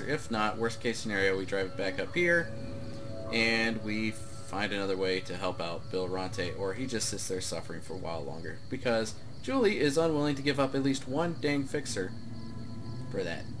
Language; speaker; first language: English; native; English